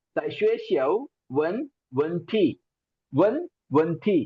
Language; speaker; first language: Chinese; non-native, fluent; Tamil